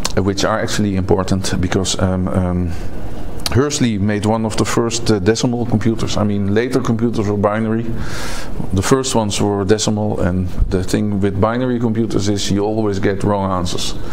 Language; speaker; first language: English; non-native, fluent; Dutch